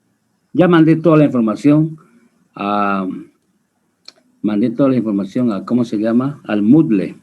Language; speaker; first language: Spanish; native; Spanish